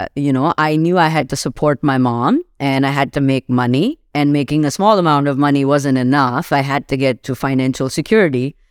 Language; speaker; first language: English; non-native, local second language; Urdu